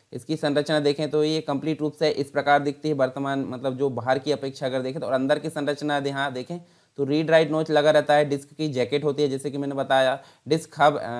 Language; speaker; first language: Hindi; native; Hindi